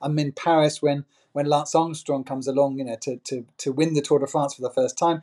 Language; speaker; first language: English; native; English